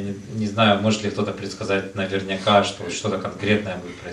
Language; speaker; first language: Russian; native; Russian